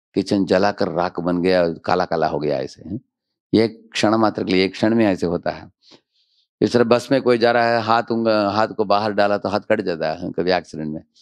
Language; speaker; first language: Hindi; non-native, local second language; Telugu